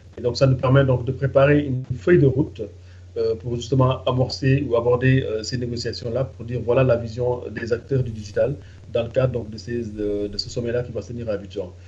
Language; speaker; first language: French; non-native, local second language; Fula